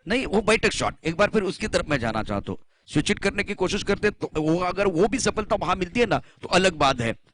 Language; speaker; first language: Hindi; non-native, local second language; Marathi